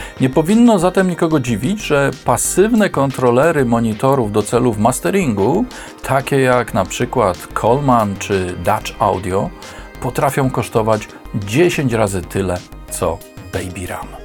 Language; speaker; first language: Polish; native; Polish